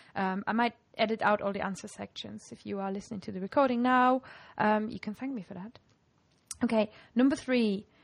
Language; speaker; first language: English; non-native, fluent; German